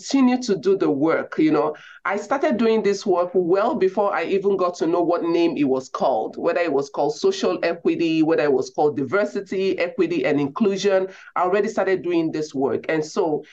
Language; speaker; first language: English; non-native, local second language; Igbo